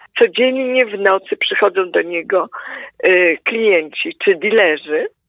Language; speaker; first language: Polish; native; Polish